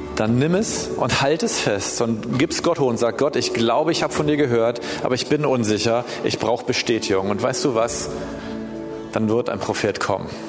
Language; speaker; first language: German; native; German